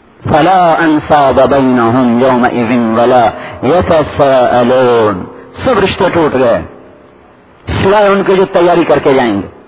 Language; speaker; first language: Urdu; non-native, local second language; Saraiki